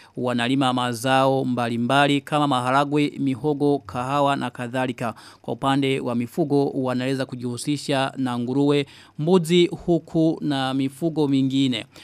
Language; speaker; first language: Swahili; non-native, local second language; Rundi